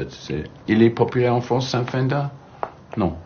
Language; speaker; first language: French; non-native, learner; English